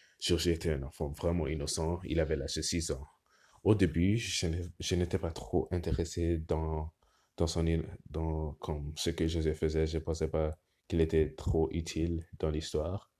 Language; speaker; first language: French; non-native, learner; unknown